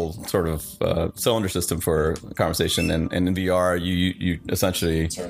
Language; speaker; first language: English; non-native, local second language; Sinhala